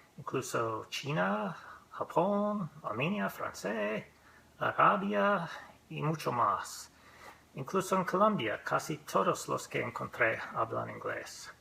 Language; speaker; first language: Spanish; non-native, learner; English